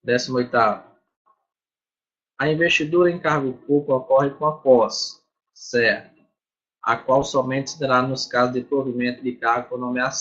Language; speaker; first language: Portuguese; native; Portuguese